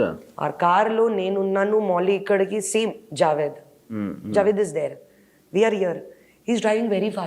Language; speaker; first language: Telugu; non-native, learner; Hindi